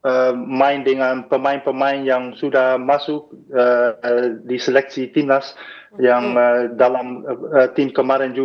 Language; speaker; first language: Indonesian; non-native, fluent; Dutch